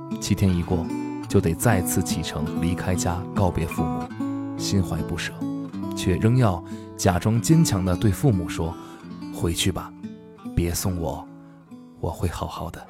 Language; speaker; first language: Chinese; native; Chinese